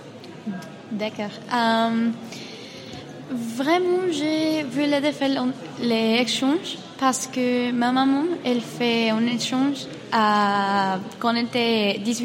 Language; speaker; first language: French; non-native, learner; Spanish